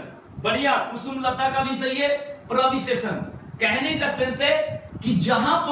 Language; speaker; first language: Hindi; native; Hindi